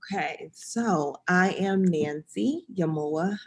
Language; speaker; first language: English; early bilingual, other home language; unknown